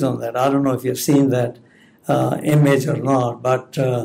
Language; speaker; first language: English; non-native, local second language; Punjabi